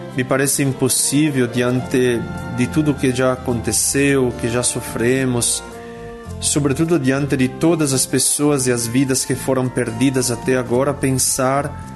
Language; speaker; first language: Portuguese; non-native, fluent; Italian